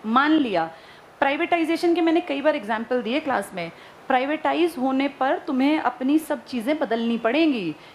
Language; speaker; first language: Hindi; native; Hindi